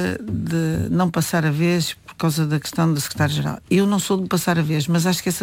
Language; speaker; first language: Portuguese; native; Portuguese